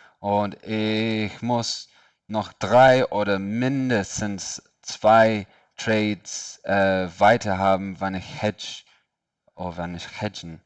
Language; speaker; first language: German; non-native, learner; English